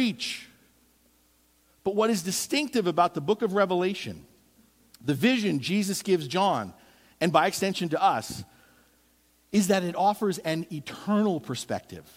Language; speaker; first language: English; native; English